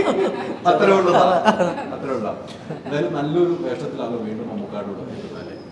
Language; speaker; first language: Malayalam; native; Malayalam